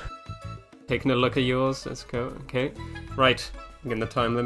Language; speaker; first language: English; native; English